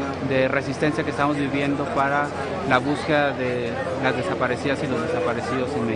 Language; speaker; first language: Spanish; native; Spanish